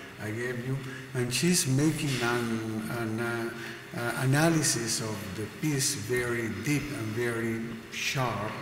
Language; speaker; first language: English; non-native, learner; Spanish